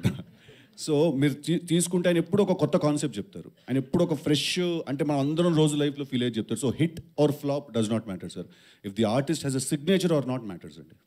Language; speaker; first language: Telugu; native; Telugu